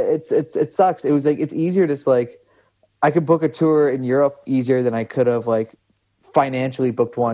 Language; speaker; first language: English; native; English